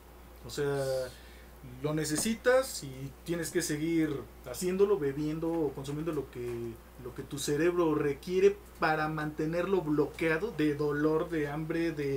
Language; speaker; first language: Spanish; native; Spanish